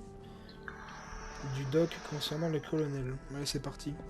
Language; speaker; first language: French; native; French